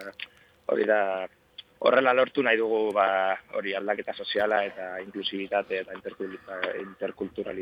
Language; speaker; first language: Basque; non-native, local second language; Spanish